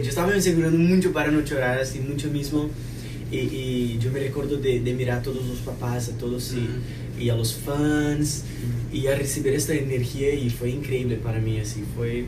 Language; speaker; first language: Spanish; non-native, fluent; Portuguese